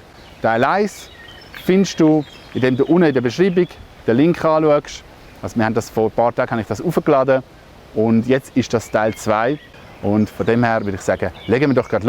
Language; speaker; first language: German; native; German